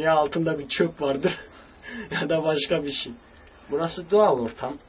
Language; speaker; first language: Turkish; native; Turkish